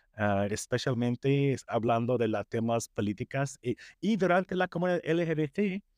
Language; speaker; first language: Spanish; non-native, fluent; English